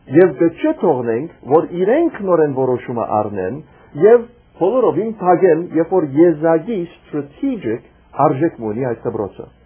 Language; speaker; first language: Armenian; early bilingual, heritage; Armenian